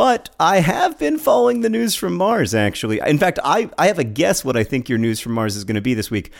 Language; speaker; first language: English; native; English